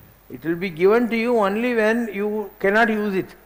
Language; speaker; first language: English; non-native, local second language; Tamil